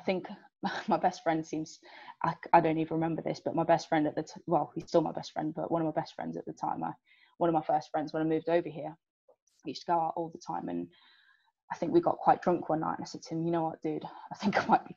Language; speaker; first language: English; native; English